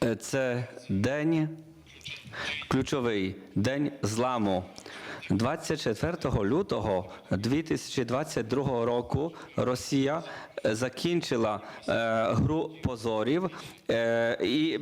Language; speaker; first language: Ukrainian; non-native, learner; Polish